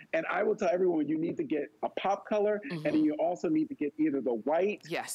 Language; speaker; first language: English; native; English